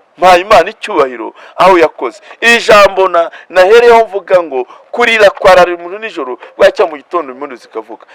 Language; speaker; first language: Kinyarwanda; non-native, local second language; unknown